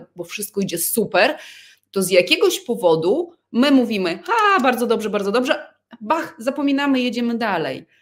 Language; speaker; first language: Polish; early bilingual, other home language; Russian